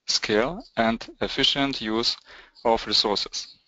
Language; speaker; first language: English; non-native, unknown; Lithuanian